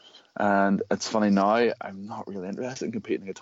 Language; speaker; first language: English; native; English